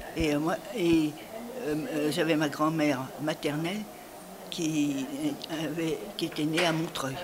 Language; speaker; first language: French; native; French